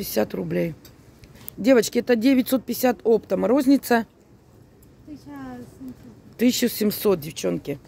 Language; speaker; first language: Russian; native; Russian